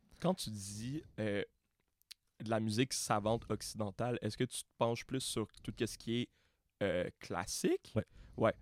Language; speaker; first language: French; native; French